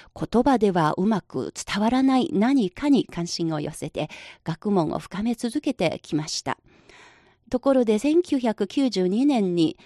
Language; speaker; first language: Japanese; non-native, fluent; Chinese